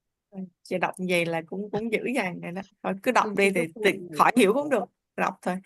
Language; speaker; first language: Vietnamese; native; Vietnamese